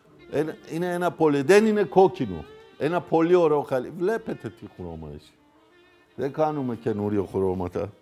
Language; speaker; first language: Greek; non-native, fluent; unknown